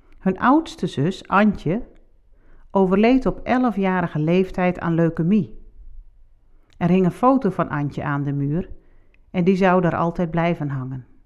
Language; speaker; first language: Dutch; non-native, local second language; Western Frisian